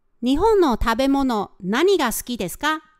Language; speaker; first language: Japanese; non-native, fluent; Chinese